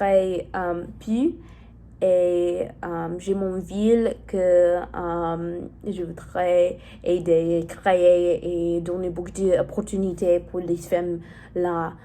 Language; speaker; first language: French; non-native, learner; English